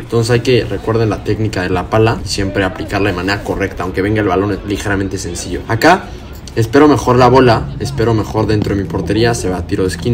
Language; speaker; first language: Spanish; native; Spanish